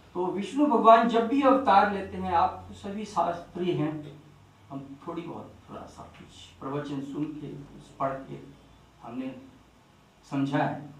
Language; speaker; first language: Hindi; non-native, local second language; Bangla